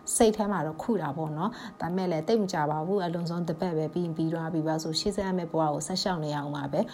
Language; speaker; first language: Burmese; non-native, local second language; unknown